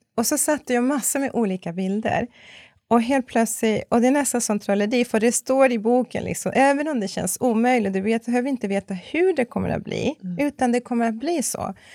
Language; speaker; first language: Swedish; early bilingual, other home language; Spanish